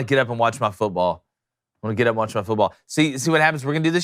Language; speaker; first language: English; native; English